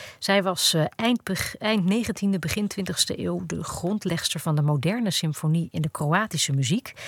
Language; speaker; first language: Dutch; native; Dutch